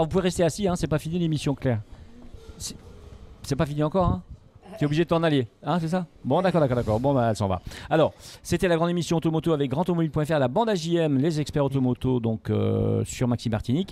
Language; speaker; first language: French; native; French